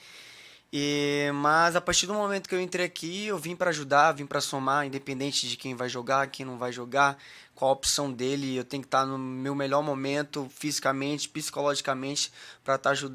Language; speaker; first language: Portuguese; native; Portuguese